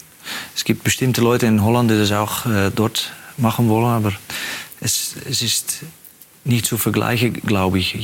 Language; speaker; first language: German; non-native, fluent; Dutch